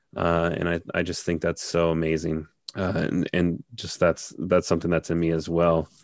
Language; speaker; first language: English; native; English